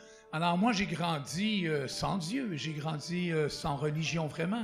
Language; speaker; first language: French; native; French